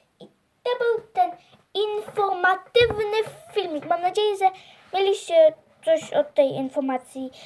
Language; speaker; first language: Polish; early bilingual, heritage; Polish